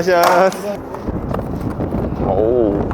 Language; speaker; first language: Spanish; non-native, learner; Korean